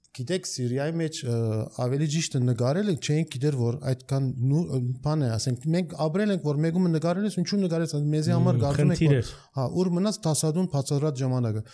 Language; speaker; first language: Armenian; early bilingual, heritage; Armenian